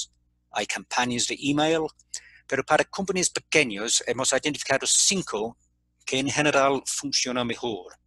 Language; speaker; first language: Spanish; non-native, fluent; English